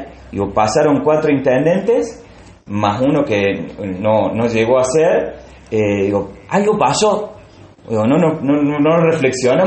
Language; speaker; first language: Spanish; native; Spanish